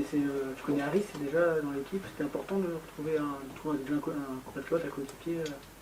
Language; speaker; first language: French; native; French